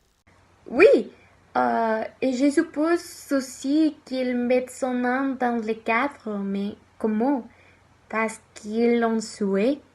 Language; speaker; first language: French; non-native, learner; Spanish